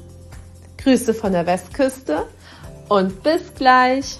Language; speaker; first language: German; native; German